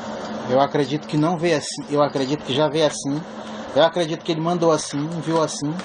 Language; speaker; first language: Portuguese; native; Portuguese